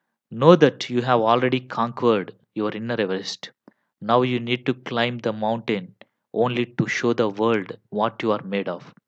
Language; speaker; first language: English; non-native, local second language; Telugu